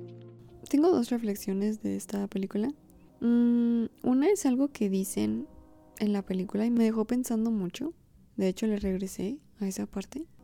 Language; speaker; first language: Spanish; native; Spanish